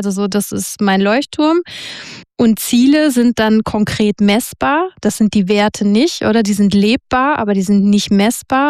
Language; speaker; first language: German; native; German